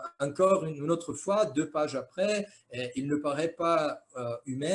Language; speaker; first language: French; non-native, fluent; Portuguese